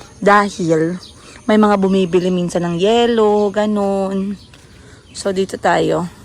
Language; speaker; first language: Filipino; non-native, local second language; Hiligaynon